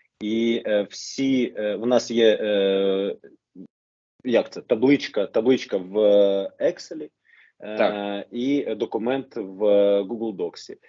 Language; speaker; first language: Ukrainian; non-native, local second language; Russian